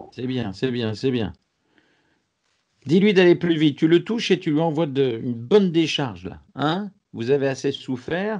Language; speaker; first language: French; native; French